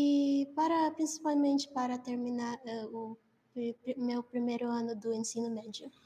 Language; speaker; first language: Portuguese; early bilingual, other home language; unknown